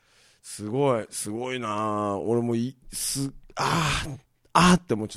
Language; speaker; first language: Japanese; native; Japanese